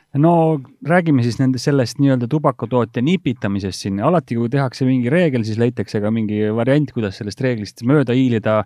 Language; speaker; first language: Estonian; native; Estonian